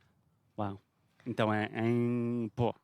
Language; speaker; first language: Portuguese; non-native, fluent; English